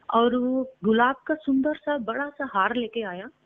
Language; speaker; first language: Hindi; native; Hindi